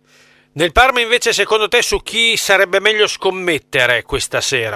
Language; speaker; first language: Italian; native; Italian